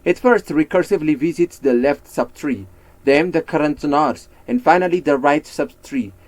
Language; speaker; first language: English; non-native, local second language; Amharic